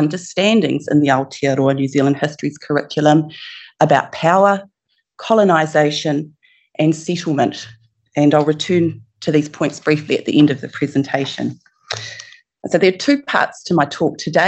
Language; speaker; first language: English; native; English